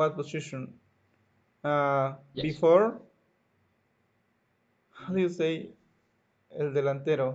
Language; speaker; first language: English; non-native, learner; Spanish